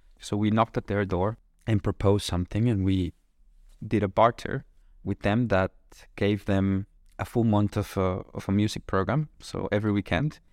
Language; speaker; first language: English; non-native, fluent; Spanish